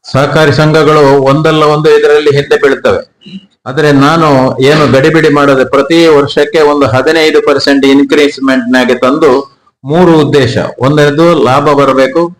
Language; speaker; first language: Kannada; native; Kannada